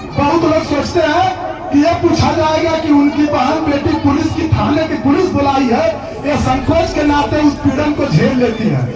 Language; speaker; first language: Hindi; native; Hindi